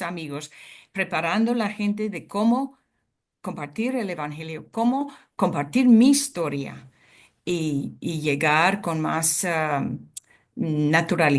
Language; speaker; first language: Spanish; non-native, fluent; English